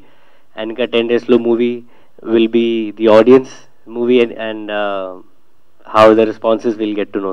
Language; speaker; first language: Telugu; non-native, learner; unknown